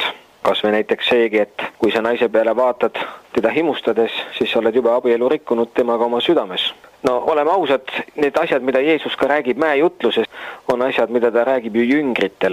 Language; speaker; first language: Estonian; native; Estonian